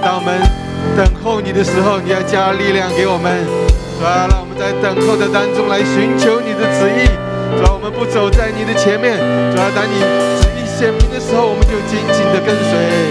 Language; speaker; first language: Chinese; native; Chinese